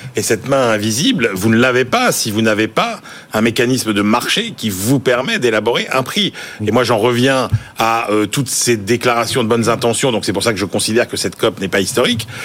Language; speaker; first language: French; native; French